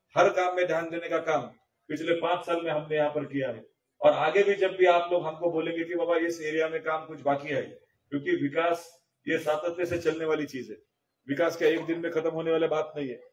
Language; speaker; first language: Hindi; non-native, local second language; Marathi